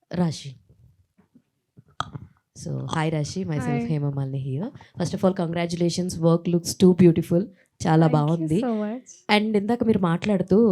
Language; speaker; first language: Telugu; native; Telugu